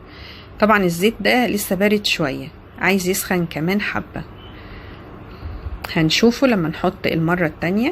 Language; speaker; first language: Arabic; native; Arabic